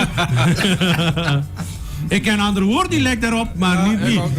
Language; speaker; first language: Dutch; non-native, local second language; Papiamento